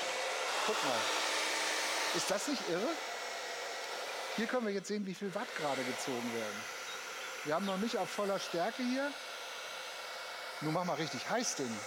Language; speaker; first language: German; native; German